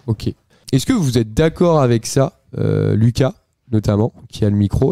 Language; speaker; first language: French; native; French